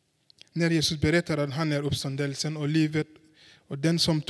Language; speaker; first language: Swedish; non-native, fluent; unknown